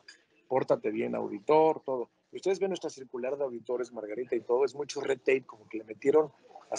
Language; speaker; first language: Spanish; native; Spanish